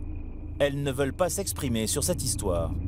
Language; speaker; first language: French; native; French